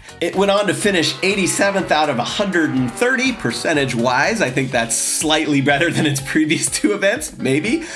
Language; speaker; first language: English; native; English